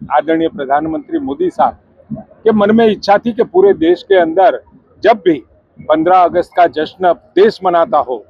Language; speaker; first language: Hindi; non-native, local second language; Gujarati